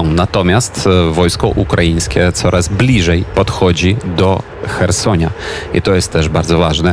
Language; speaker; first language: Polish; non-native, fluent; Ukrainian